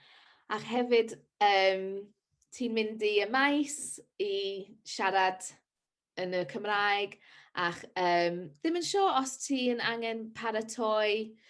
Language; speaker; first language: Welsh; non-native, local second language; English